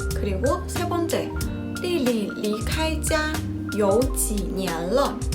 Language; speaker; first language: Korean; non-native, fluent; Chinese